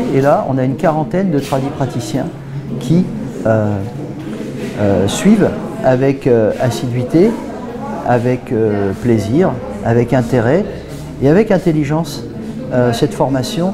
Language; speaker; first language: French; native; French